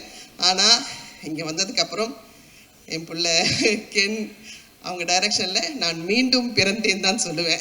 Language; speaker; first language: Tamil; native; Tamil